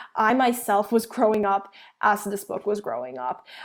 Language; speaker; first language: English; early bilingual, other home language; Chinese